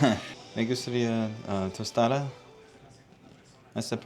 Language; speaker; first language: Spanish; non-native, learner; English